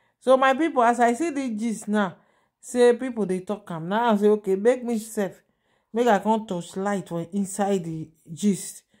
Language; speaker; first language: Nigerian Pidgin; non-native, local second language; Yoruba